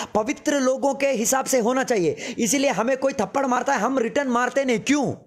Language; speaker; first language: Hindi; non-native, local second language; Malayalam